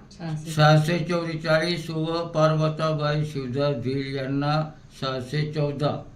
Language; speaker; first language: Marathi; non-native, local second language; Bhili